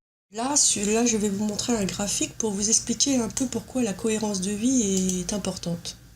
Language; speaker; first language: French; native; French